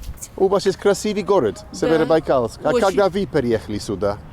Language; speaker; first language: Russian; non-native, learner; English